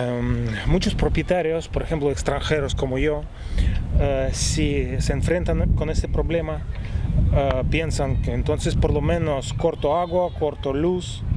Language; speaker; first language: Spanish; non-native, fluent; Russian